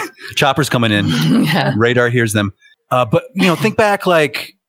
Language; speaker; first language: English; native; English